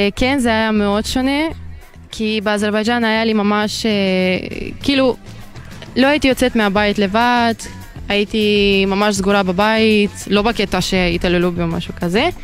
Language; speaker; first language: Hebrew; non-native, fluent; Azerbaijani